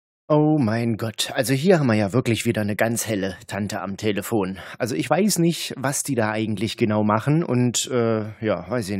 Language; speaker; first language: German; native; German